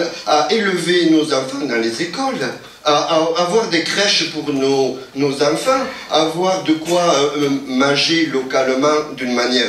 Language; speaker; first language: French; native; French